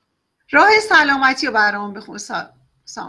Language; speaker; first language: Persian; native; Persian